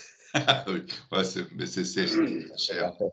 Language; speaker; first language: French; non-native, learner; German